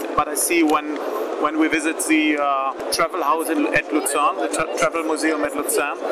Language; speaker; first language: English; non-native, learner; German